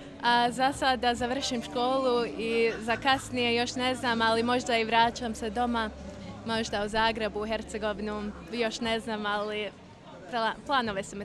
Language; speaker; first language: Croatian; early bilingual, heritage; Croatian